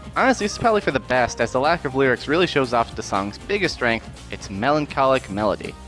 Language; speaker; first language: English; native; English